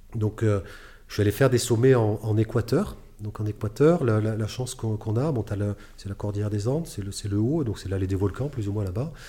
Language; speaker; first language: French; native; French